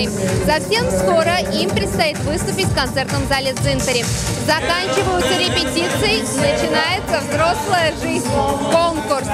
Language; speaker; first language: Russian; native; Russian